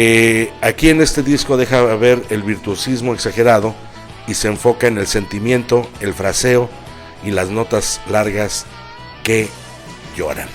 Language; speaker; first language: Spanish; native; Spanish